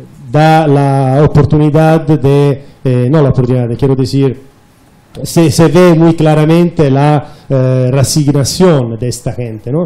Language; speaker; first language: Spanish; non-native, fluent; Italian